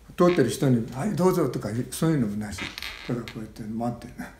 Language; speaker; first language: Japanese; native; Japanese